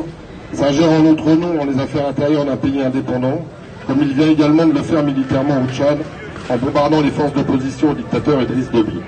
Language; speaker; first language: French; native; French